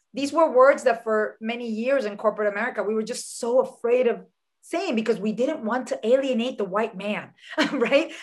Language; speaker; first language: English; early bilingual, other home language; Spanish